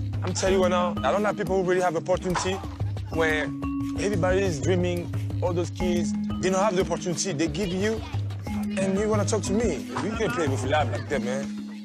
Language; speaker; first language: English; non-native, fluent; Lingala